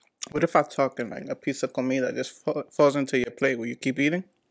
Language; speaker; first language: English; early bilingual, other home language; Spanish